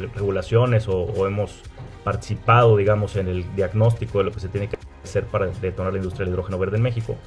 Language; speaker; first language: Spanish; native; Spanish